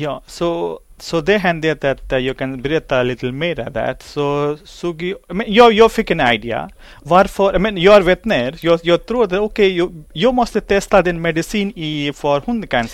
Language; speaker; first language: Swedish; non-native, learner; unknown